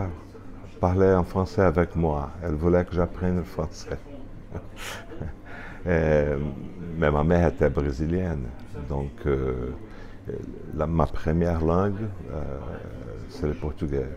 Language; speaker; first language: French; non-native, fluent; Portuguese